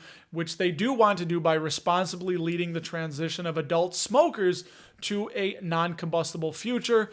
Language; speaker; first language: English; native; English